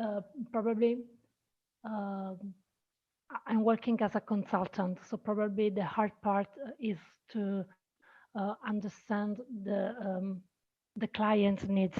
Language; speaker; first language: English; non-native, learner; Italian